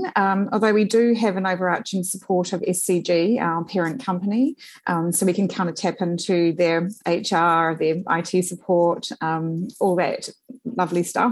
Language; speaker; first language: English; native; English